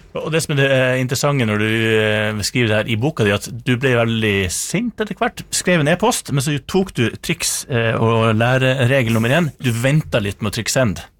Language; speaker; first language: Norwegian; native; Norwegian